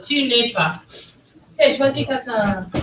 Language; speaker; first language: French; non-native, fluent; English